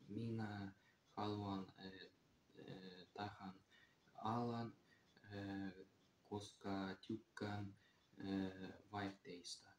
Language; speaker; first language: Finnish; non-native, learner; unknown